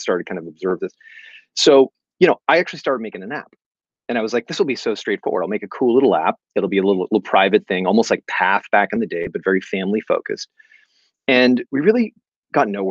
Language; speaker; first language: English; native; English